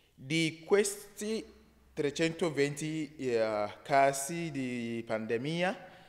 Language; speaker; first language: Italian; non-native, learner; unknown